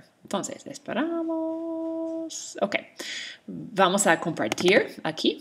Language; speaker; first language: Spanish; non-native, learner; English